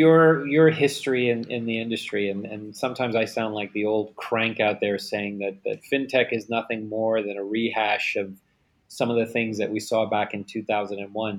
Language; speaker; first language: English; native; English